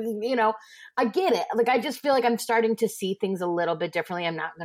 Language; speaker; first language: English; native; English